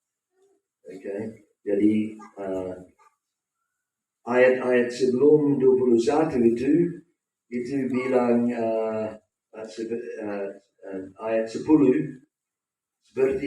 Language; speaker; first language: Indonesian; non-native, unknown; English